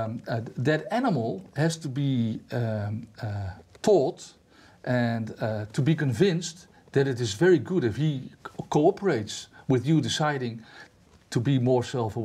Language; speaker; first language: English; non-native, fluent; Dutch